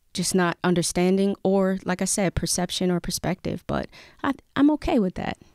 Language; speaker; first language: English; native; English